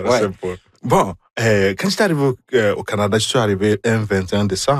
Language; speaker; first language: French; non-native, fluent; Igbo